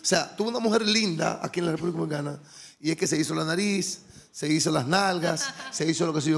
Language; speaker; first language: Portuguese; non-native, learner; Spanish